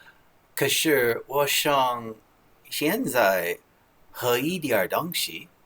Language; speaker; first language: Chinese; non-native, learner; English